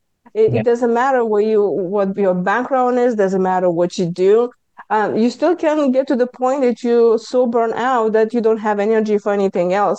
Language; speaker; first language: English; non-native, fluent; Lithuanian